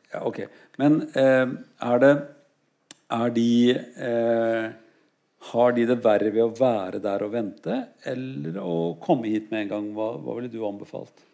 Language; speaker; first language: Norwegian; native; Norwegian